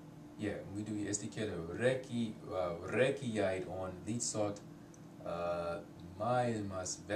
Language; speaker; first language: Estonian; non-native, learner; English